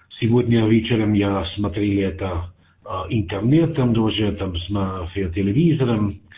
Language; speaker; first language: Russian; non-native, learner; German